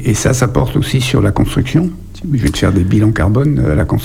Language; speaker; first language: French; native; French